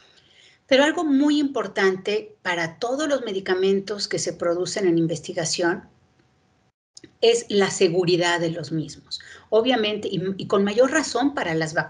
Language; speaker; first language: Spanish; native; Spanish